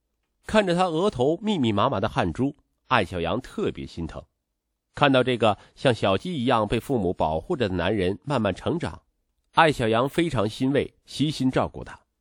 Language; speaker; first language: Chinese; native; Chinese